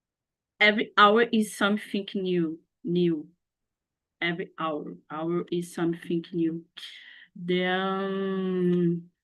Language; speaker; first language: English; non-native, learner; Portuguese